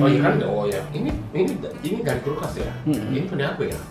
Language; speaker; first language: Indonesian; non-native, fluent; Japanese